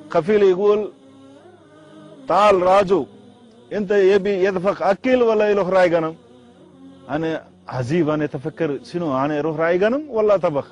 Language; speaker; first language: Arabic; non-native, learner; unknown